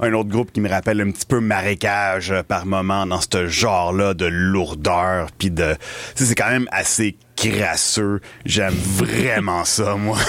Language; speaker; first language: French; native; French